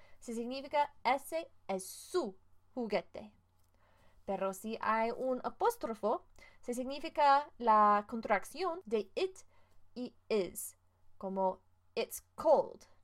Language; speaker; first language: Spanish; non-native, fluent; English